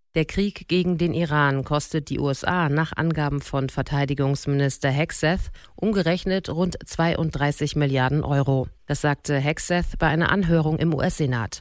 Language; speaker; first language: German; native; German